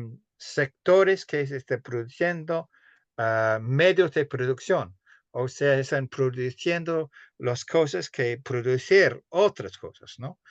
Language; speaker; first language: Spanish; non-native, fluent; English